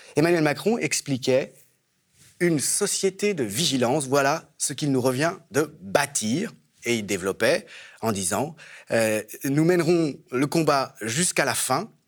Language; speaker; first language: French; native; French